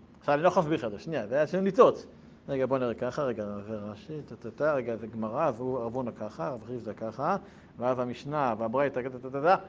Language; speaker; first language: Hebrew; native; Hebrew